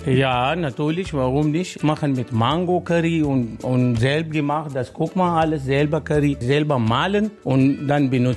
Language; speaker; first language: German; non-native, learner; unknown